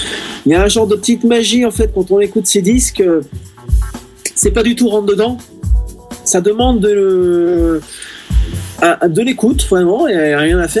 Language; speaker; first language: French; native; French